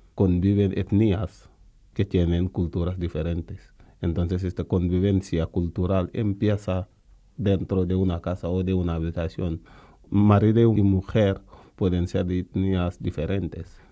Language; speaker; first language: Spanish; non-native, fluent; Wolof